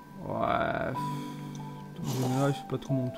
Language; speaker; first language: French; native; French